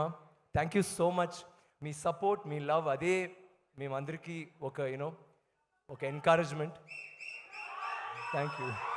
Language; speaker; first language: Telugu; non-native, learner; Tamil